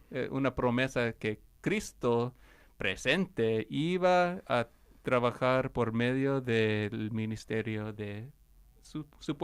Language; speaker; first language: Spanish; non-native, fluent; English